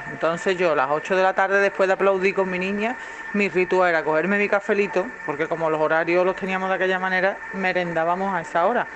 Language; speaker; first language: Spanish; native; Spanish